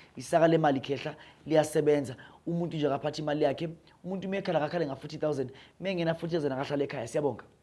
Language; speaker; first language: Zulu; non-native, local second language; Northern Sotho